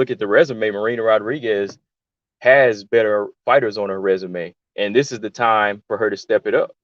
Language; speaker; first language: English; native; English